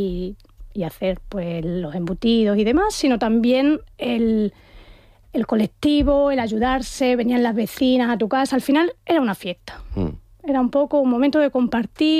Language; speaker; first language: Spanish; native; Spanish